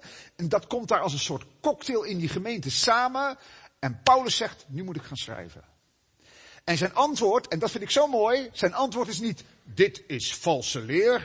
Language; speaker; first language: Dutch; native; Dutch